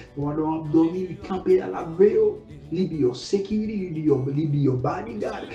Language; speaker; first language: English; non-native, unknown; Haitian Creole